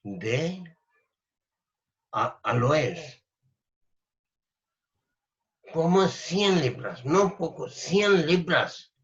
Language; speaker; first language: Spanish; non-native, learner; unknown